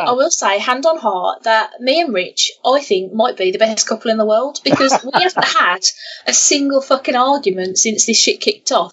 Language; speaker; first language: English; native; English